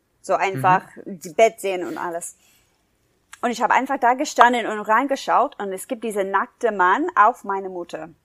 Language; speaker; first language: German; non-native, fluent; English